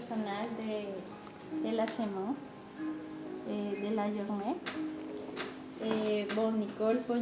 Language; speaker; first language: French; non-native, learner; Spanish